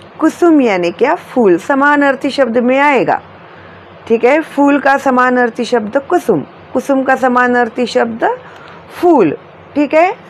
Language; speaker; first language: Hindi; non-native, local second language; Marathi